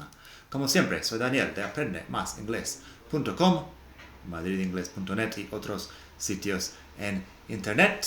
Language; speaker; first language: Spanish; non-native, fluent; English